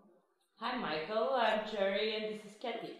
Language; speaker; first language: English; non-native, learner; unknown